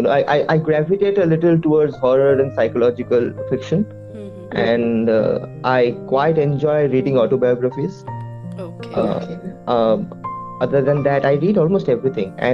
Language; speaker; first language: English; non-native, local second language; Bangla